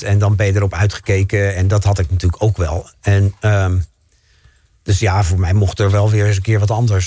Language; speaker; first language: Dutch; native; Dutch